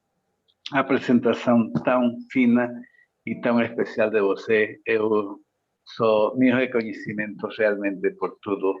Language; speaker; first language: Portuguese; non-native, fluent; Spanish